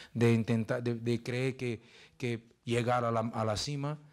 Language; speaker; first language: Spanish; non-native, fluent; Portuguese